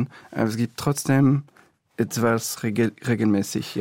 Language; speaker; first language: German; non-native, fluent; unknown